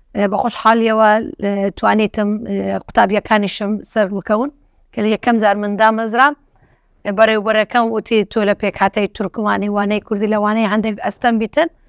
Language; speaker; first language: Central Kurdish; non-native, local second language; Turkish